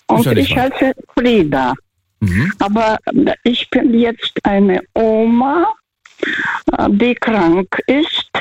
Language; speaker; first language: German; non-native, fluent; Russian